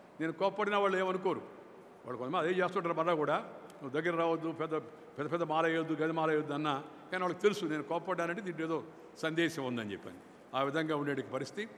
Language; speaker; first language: Telugu; native; Telugu